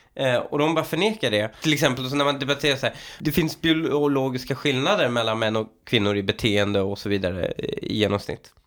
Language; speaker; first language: Swedish; early bilingual, other home language; Persian